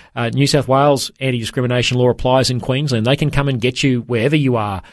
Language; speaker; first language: English; native; English